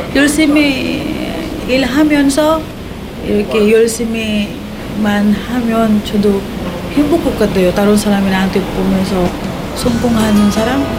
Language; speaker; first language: Korean; non-native, learner; Filipino